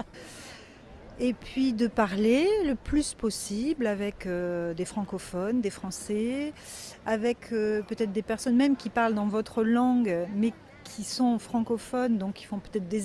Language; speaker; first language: French; native; French